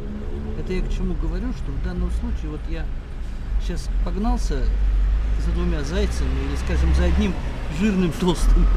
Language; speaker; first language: Russian; native; Russian